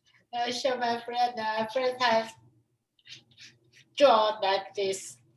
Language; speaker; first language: English; non-native, learner; Chinese